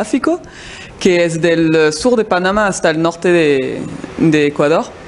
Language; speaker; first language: Spanish; non-native, fluent; French